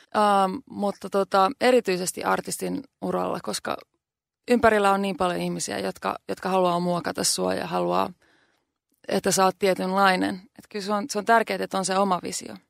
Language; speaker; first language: Finnish; native; Finnish